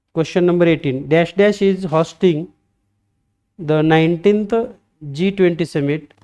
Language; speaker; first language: English; non-native, local second language; Marathi